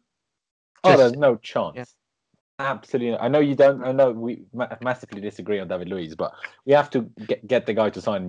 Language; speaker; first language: English; native; English